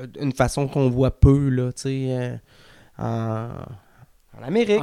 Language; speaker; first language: French; native; French